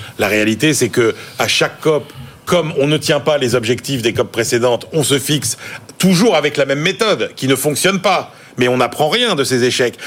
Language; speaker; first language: French; native; French